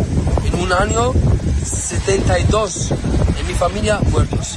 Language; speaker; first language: Spanish; non-native, learner; Arabic